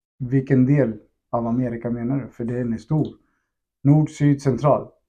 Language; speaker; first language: Swedish; early bilingual, other home language; Spanish